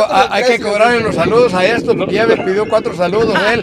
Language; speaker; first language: Spanish; native; Spanish